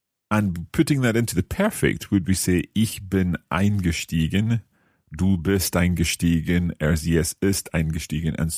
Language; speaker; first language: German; non-native, learner; English